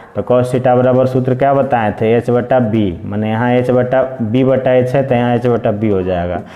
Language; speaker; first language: Hindi; native; Hindi